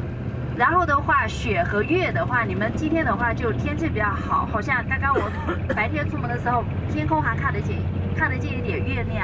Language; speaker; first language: Chinese; native; Chinese